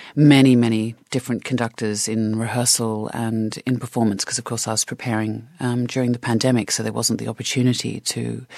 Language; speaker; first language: English; native; English